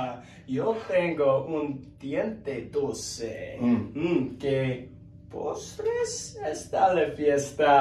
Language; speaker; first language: Spanish; non-native, learner; English